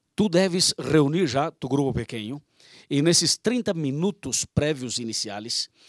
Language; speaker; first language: Portuguese; non-native, learner; Spanish